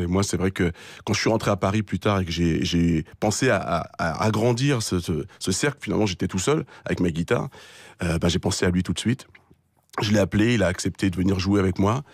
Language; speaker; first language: French; native; French